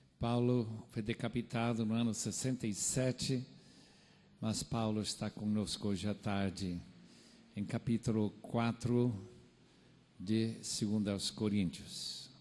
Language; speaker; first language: Portuguese; non-native, fluent; English